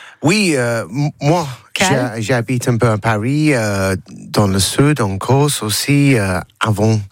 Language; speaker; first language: French; non-native, learner; English